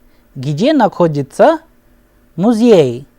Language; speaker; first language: Russian; non-native, fluent; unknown